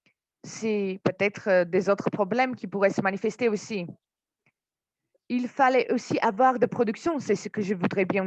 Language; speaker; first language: French; non-native, fluent; Armenian